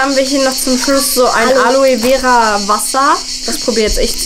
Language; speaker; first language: German; native; German